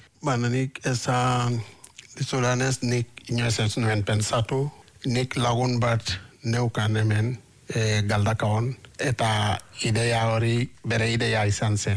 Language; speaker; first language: Basque; non-native, fluent; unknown